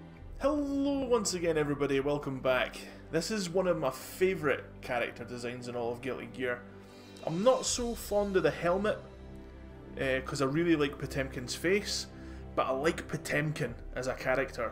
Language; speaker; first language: English; native; English